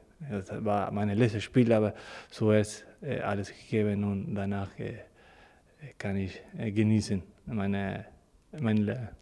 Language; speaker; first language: German; non-native, learner; Spanish